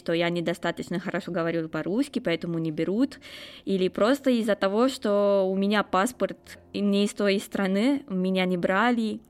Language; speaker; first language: Russian; non-native, fluent; Romanian